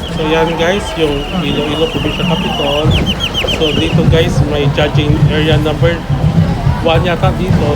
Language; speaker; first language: Filipino; non-native, local second language; Hiligaynon